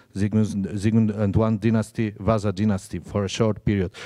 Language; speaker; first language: English; non-native, fluent; Polish